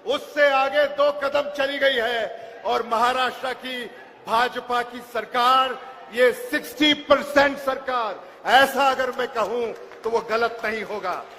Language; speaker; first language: Hindi; non-native, local second language; Marathi